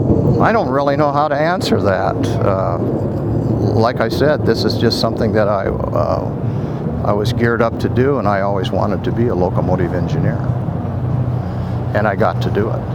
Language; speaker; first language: English; native; English